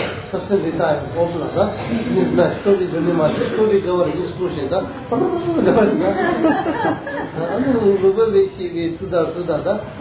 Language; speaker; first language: Russian; non-native, learner; Tibetan